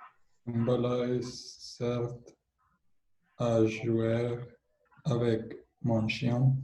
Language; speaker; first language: French; non-native, learner; Spanish